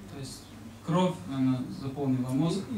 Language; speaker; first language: Russian; native; Russian